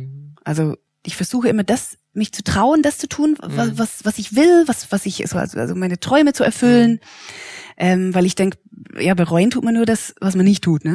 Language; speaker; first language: German; non-native, fluent; English